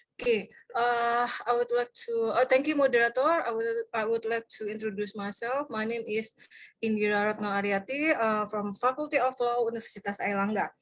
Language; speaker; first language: English; non-native, fluent; Indonesian